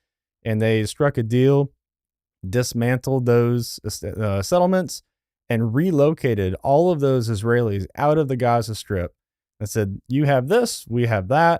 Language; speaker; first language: English; native; English